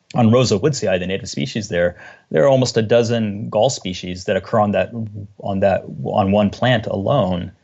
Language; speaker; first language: English; native; English